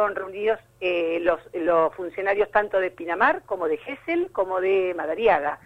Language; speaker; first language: Spanish; native; Spanish